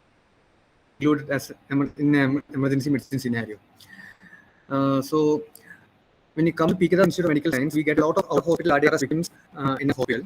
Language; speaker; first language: English; non-native, local second language; Malayalam